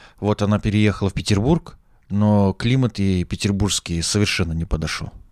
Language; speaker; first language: Russian; native; Russian